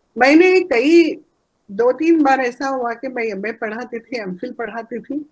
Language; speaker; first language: Hindi; non-native, local second language; Telugu